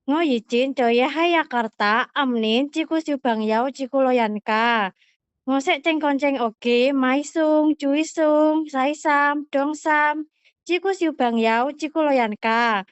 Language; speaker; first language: Cantonese; non-native, learner; Indonesian